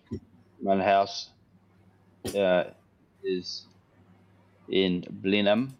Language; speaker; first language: Dutch; non-native, learner; English